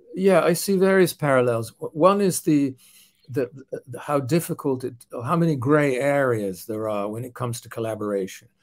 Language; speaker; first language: English; non-native, fluent; Dutch